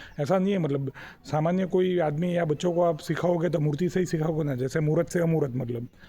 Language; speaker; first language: Hindi; non-native, local second language; Gujarati